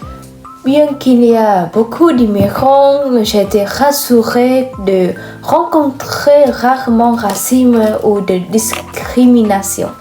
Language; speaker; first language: French; non-native, fluent; Vietnamese